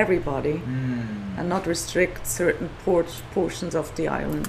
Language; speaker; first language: English; non-native, fluent; Swiss German